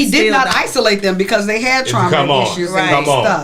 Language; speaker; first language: English; native; English